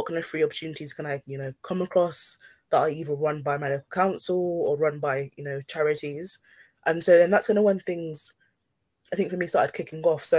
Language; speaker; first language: English; native; English